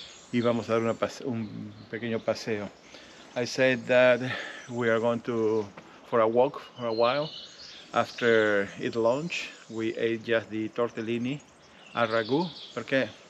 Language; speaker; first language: English; non-native, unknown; Italian